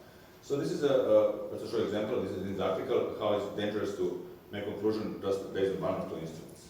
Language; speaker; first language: English; non-native, fluent; Serbian